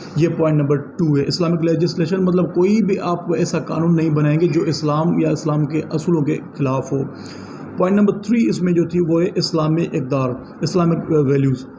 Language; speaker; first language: Urdu; non-native, local second language; Sindhi